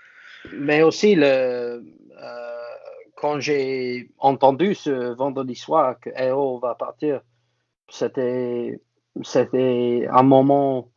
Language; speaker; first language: French; non-native, fluent; English